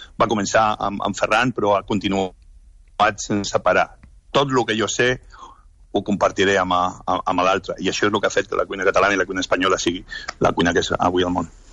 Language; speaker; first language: Catalan; non-native, local second language; Spanish